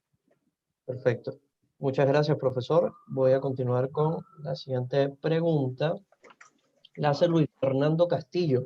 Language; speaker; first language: Spanish; native; Spanish